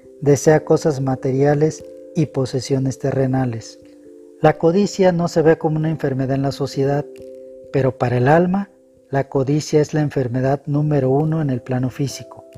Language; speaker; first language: Spanish; native; Spanish